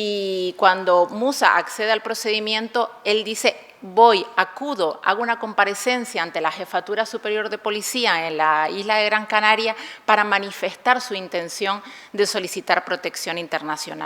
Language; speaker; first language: Spanish; native; Spanish